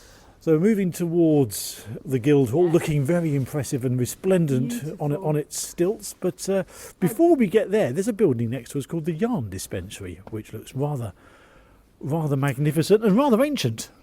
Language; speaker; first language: English; native; English